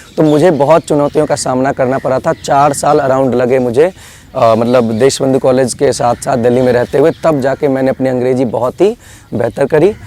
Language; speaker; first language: Hindi; native; Hindi